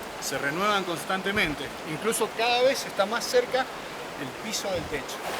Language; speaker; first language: Spanish; native; Spanish